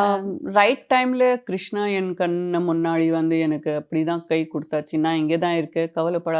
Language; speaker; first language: Tamil; non-native, fluent; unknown